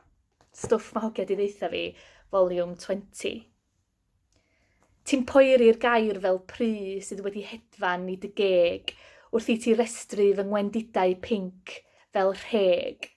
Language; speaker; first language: Welsh; native; Welsh